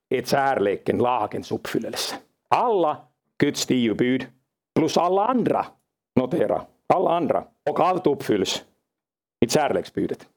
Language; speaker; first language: Swedish; non-native, local second language; Finnish